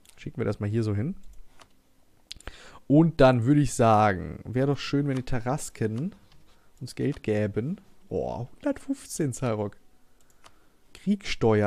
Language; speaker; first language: German; native; German